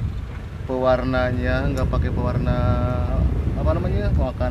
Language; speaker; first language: Indonesian; non-native, local second language; Sundanese